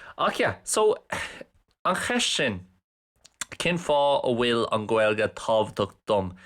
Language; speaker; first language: Irish; non-native, local second language; English